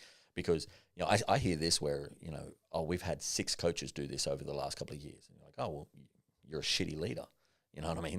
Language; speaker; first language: English; native; English